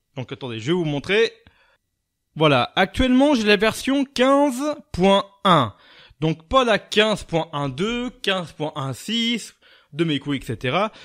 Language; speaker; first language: French; native; French